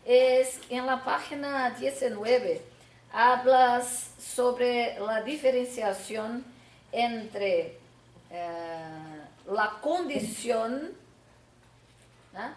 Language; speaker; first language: Spanish; non-native, learner; Portuguese